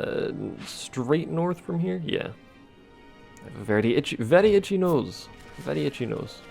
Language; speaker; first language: English; native; English